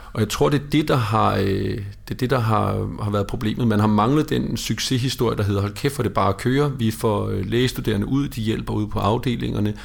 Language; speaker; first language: Danish; native; Danish